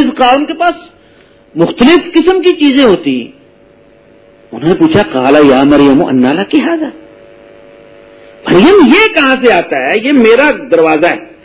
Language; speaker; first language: Urdu; native; Urdu